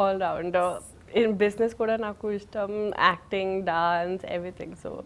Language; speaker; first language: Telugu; non-native, local second language; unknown